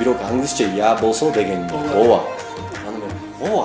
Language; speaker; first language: Kyrgyz; non-native, fluent; English